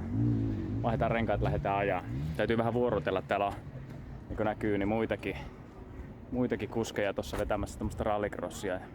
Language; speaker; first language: Finnish; native; Finnish